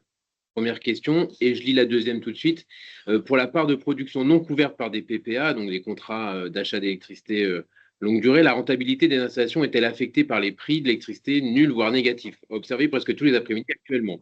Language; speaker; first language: French; native; French